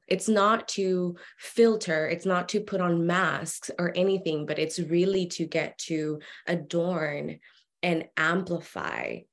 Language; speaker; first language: English; early bilingual, other home language; Spanish